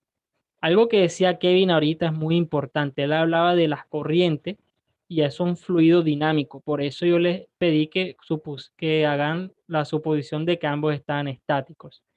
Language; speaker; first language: Spanish; native; Spanish